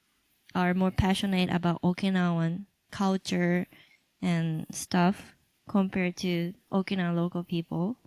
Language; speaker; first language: English; non-native, local second language; Japanese